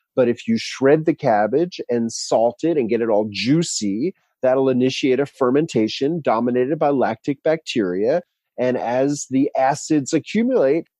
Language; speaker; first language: English; native; English